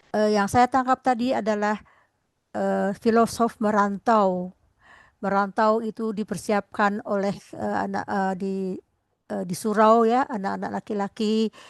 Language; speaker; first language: Malay; non-native, local second language; Minangkabau